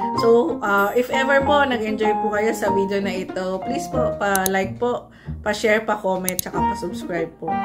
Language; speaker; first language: Filipino; non-native, local second language; Cebuano